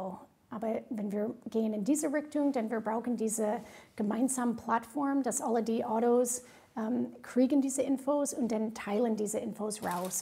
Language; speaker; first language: German; non-native, fluent; English